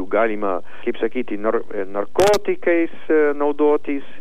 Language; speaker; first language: Lithuanian; non-native, learner; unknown